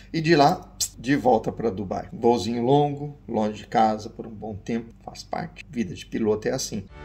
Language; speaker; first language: Portuguese; early bilingual, other home language; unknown